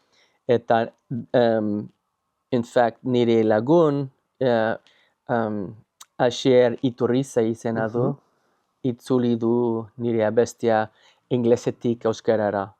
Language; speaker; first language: Basque; non-native, learner; English